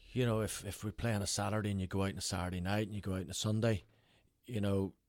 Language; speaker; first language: English; native; English